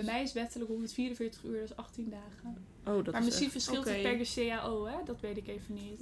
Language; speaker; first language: Dutch; native; Dutch